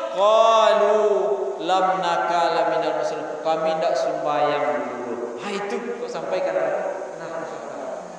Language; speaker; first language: Malay; non-native, local second language; Minangkabau